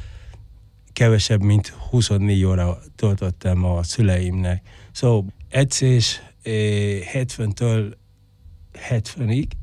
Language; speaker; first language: Hungarian; non-native, fluent; Spanish